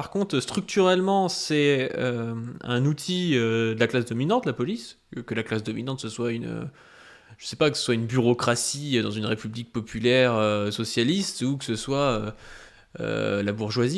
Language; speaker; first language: French; native; French